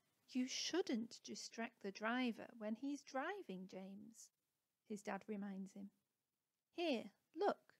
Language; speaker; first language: English; native; English